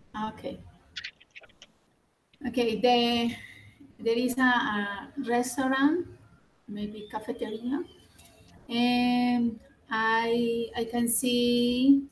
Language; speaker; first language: English; non-native, learner; Spanish